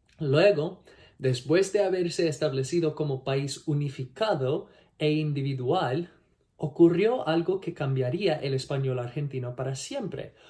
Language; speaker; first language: Spanish; non-native, learner; English